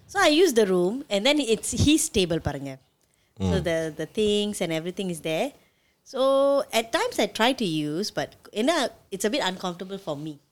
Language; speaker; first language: English; non-native, local second language; Tamil